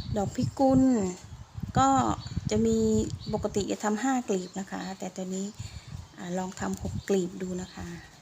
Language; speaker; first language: Thai; native; Thai